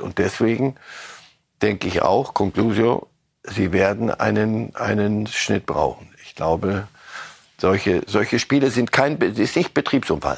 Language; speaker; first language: German; native; German